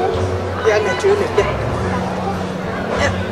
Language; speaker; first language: German; non-native, learner; Tibetan